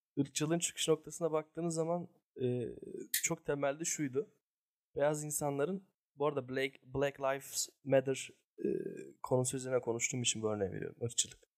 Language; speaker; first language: Turkish; early bilingual, heritage; Turkish